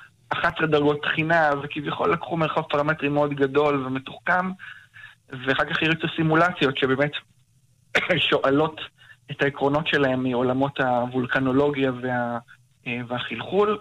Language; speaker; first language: Hebrew; native; Hebrew